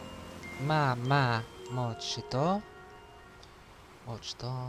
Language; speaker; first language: Japanese; non-native, learner; English